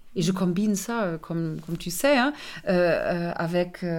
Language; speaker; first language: French; non-native, fluent; German